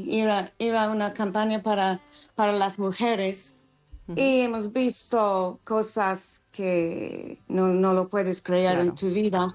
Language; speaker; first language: Spanish; non-native, fluent; English